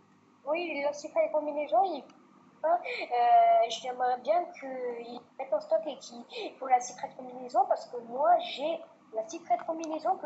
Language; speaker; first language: French; native; French